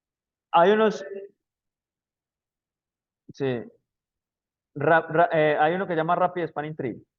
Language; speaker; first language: Spanish; native; Spanish